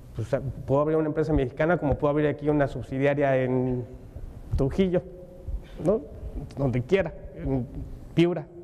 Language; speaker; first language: Spanish; native; Spanish